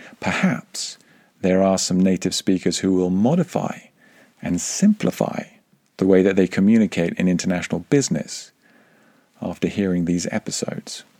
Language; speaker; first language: English; native; English